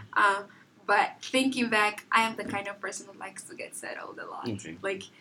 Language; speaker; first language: English; non-native, fluent; Portuguese